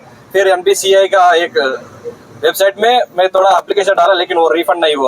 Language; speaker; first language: Hindi; non-native, local second language; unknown